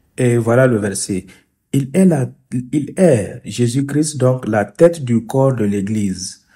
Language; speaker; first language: French; non-native, fluent; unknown